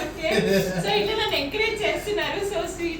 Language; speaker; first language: Telugu; native; Telugu